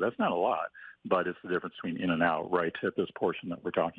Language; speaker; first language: English; native; English